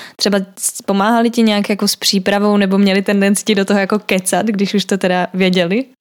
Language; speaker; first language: Czech; native; Czech